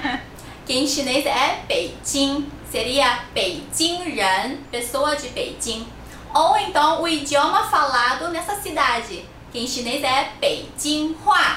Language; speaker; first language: Portuguese; non-native, fluent; Chinese